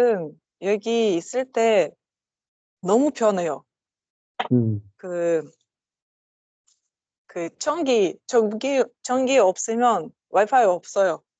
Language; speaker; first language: Korean; non-native, learner; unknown